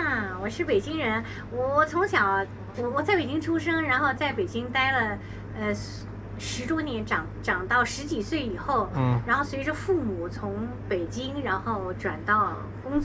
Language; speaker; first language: Chinese; native; Chinese